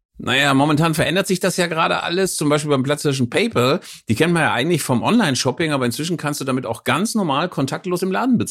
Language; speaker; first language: German; native; German